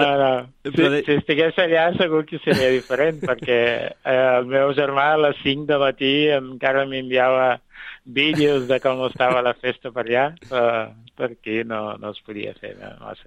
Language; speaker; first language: Catalan; non-native, fluent; Kabuverdianu